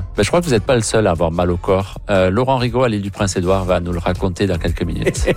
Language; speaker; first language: French; native; French